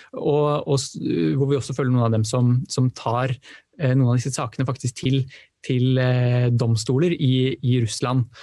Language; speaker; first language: Norwegian; native; Norwegian